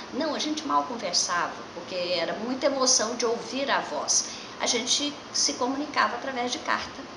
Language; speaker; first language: Portuguese; native; Portuguese